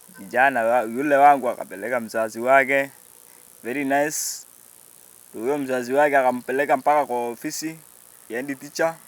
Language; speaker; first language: Swahili; non-native, local second language; Meru